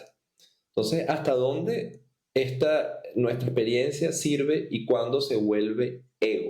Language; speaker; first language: Spanish; native; Spanish